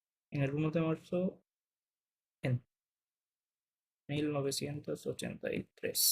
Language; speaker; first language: Spanish; non-native, fluent; Bangla